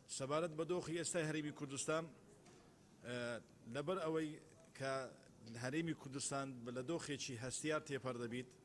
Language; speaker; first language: Central Kurdish; non-native, local second language; Turkmen